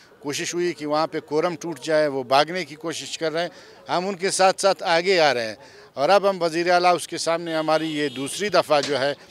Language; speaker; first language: Urdu; non-native, local second language; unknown